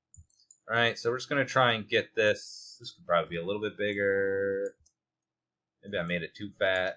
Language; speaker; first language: English; native; English